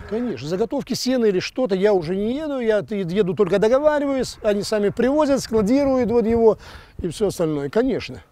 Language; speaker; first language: Russian; non-native, local second language; Crimean Tatar